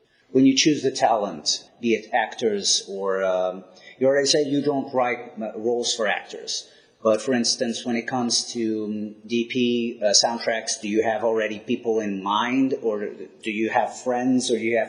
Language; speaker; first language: English; non-native, fluent; Portuguese